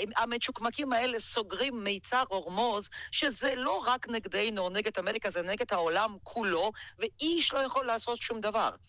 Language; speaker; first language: Hebrew; non-native, fluent; Georgian